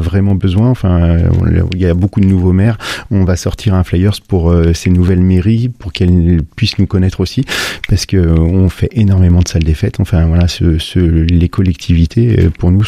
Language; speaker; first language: French; native; French